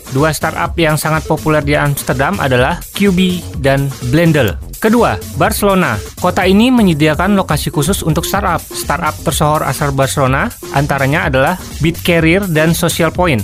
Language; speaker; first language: Indonesian; non-native, local second language; Javanese